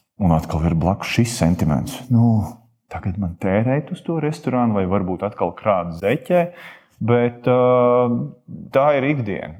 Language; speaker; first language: Latvian; native; Latvian